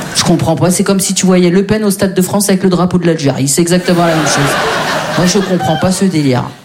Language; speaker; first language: French; native; French